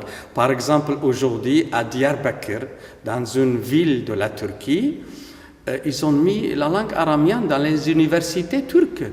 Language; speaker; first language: French; non-native, fluent; Aramaic